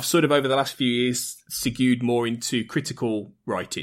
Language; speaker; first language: English; native; English